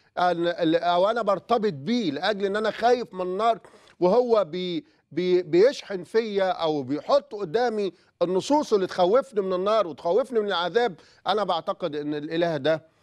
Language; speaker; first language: Arabic; native; Arabic